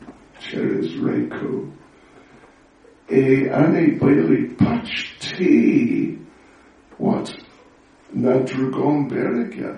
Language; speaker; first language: Russian; non-native, learner; English